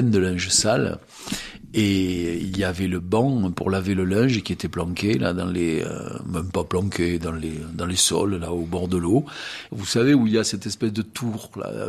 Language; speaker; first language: French; native; French